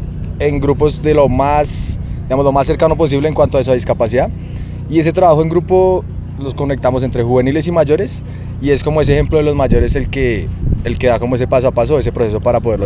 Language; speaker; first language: Spanish; native; Spanish